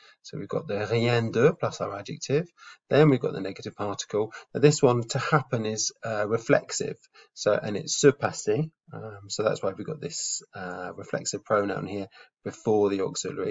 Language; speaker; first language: English; native; English